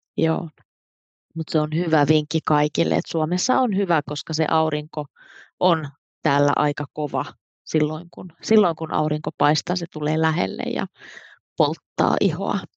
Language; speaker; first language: Finnish; native; Finnish